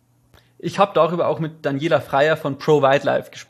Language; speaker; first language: German; native; German